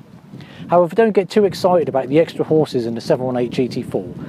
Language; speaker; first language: English; native; English